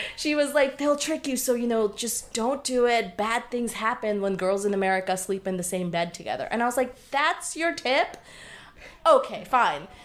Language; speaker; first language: English; non-native, local second language; Bangla